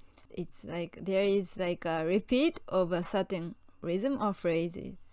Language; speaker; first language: English; non-native, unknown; Japanese